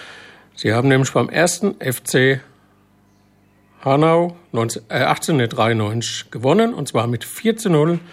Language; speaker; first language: German; native; German